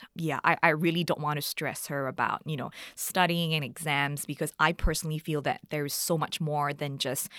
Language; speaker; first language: English; native; English